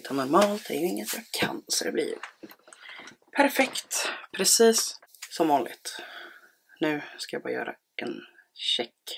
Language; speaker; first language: Swedish; native; Swedish